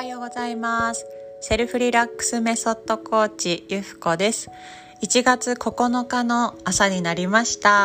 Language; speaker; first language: Japanese; native; Japanese